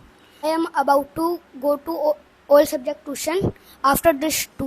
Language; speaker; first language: English; non-native, learner; Hindi